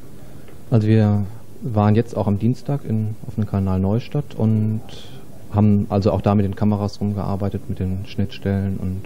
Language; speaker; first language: German; native; German